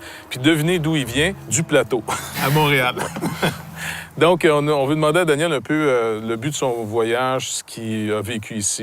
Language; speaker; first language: French; native; French